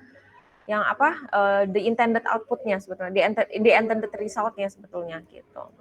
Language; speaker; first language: Indonesian; native; Indonesian